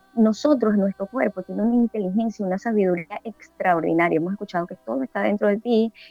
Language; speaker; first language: Spanish; native; Spanish